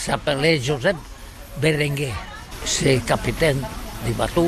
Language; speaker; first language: French; non-native, learner; Catalan